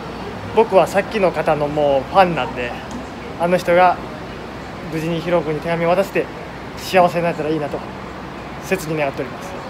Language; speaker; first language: Japanese; native; Japanese